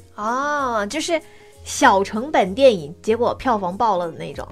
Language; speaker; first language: Chinese; native; Chinese